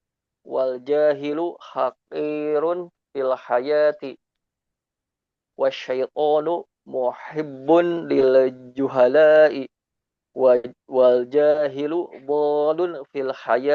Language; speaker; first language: Arabic; non-native, learner; Indonesian